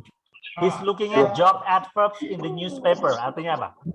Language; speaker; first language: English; non-native, fluent; Indonesian